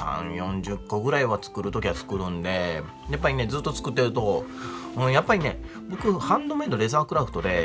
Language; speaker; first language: Japanese; native; Japanese